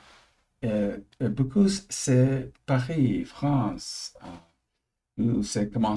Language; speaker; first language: French; early bilingual, heritage; English